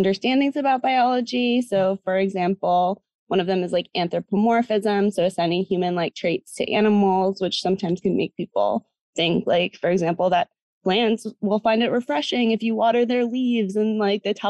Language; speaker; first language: English; native; English